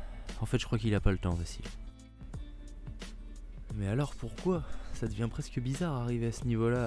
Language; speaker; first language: French; native; French